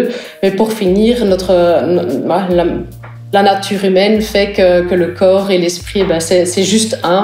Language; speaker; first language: French; non-native, local second language; Dutch